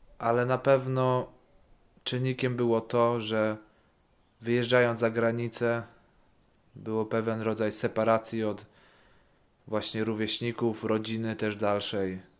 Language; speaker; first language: Polish; early bilingual, heritage; Polish